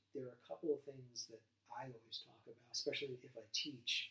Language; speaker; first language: English; native; English